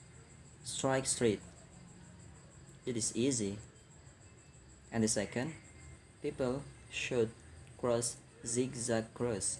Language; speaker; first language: English; non-native, learner; Indonesian